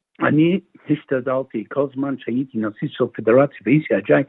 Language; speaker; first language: Hebrew; non-native, fluent; English